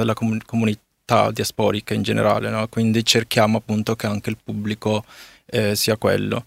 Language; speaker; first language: Italian; non-native, fluent; Spanish